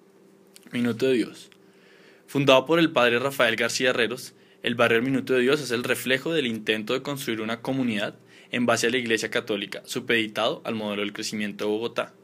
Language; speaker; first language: Spanish; native; Spanish